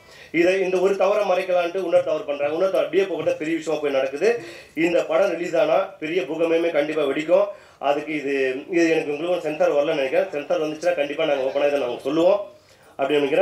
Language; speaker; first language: Tamil; native; Tamil